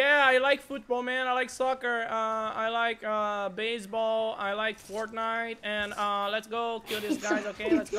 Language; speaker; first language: English; non-native, learner; Portuguese